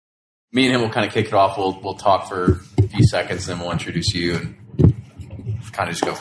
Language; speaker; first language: English; native; English